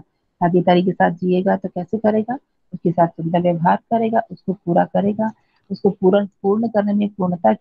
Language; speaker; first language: Hindi; native; Hindi